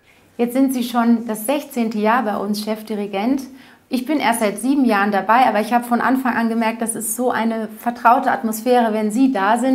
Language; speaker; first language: German; native; German